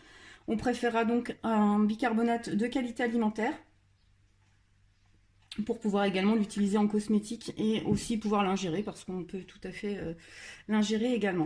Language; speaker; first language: French; native; French